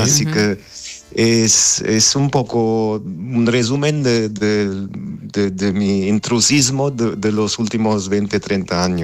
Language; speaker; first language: Spanish; non-native, fluent; Armenian